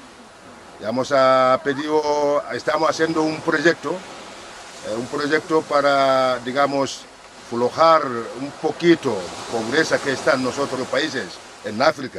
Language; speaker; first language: Spanish; non-native, learner; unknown